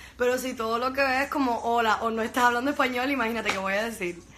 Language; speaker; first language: Spanish; early bilingual, heritage; Spanish